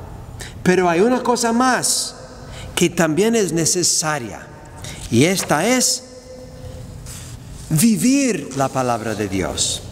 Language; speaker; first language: Spanish; non-native, fluent; English